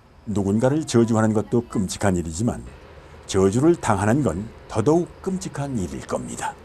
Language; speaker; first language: Korean; native; Korean